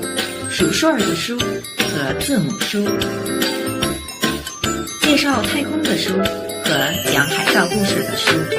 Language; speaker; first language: Chinese; non-native, learner; Korean